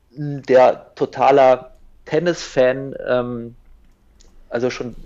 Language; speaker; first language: German; native; German